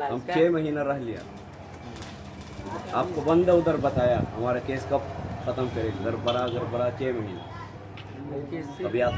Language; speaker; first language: Hindi; non-native, learner; Arabic